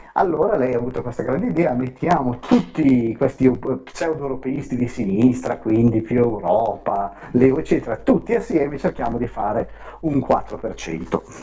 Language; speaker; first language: Italian; native; Italian